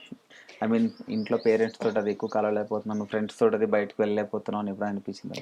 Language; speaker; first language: Telugu; native; Telugu